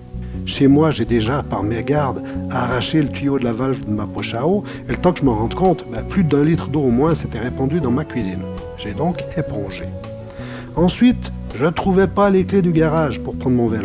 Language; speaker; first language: French; native; French